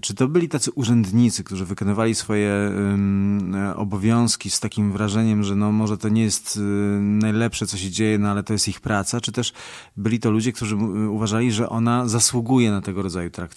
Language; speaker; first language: Russian; non-native, learner; Polish